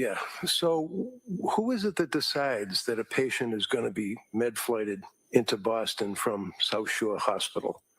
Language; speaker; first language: English; native; English